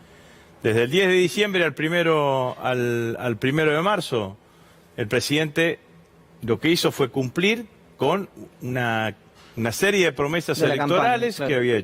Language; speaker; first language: Spanish; native; Spanish